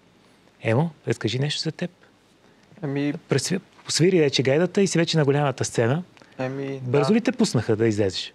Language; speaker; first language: Bulgarian; native; Bulgarian